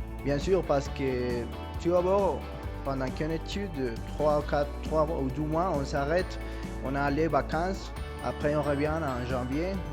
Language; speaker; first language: French; non-native, learner; Spanish